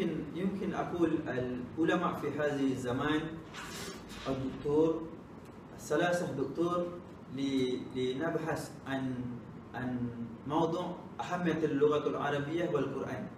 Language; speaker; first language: Arabic; non-native, learner; Malay